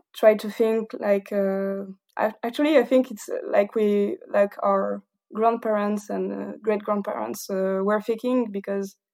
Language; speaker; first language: English; non-native, fluent; French